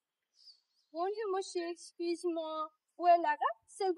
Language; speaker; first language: French; non-native, learner; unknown